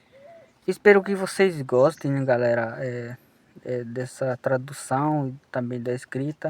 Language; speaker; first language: Portuguese; non-native, local second language; Guarani